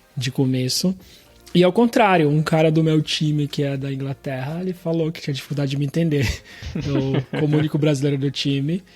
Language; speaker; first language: Portuguese; native; Portuguese